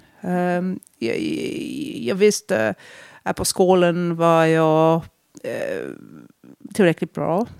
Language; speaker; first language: Swedish; non-native, fluent; English